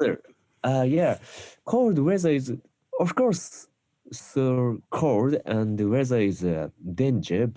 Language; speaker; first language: English; non-native, learner; Japanese